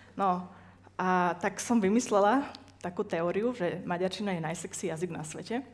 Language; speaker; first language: Slovak; native; Slovak